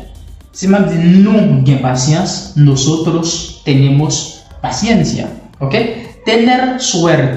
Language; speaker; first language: Spanish; non-native, learner; Haitian Creole